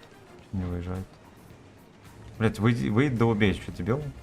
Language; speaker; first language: Russian; native; Russian